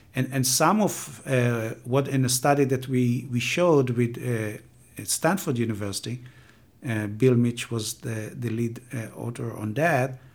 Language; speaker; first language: English; non-native, fluent; Hebrew